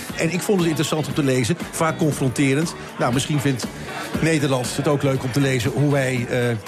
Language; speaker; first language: Dutch; native; Dutch